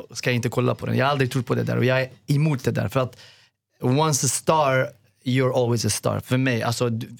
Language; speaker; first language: Swedish; non-native, fluent; Arabic